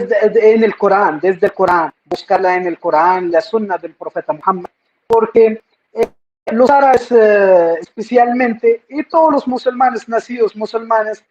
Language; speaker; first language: Spanish; non-native, fluent; Arabic